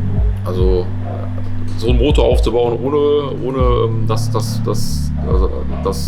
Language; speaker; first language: German; native; German